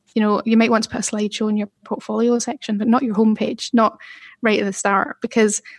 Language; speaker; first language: English; native; English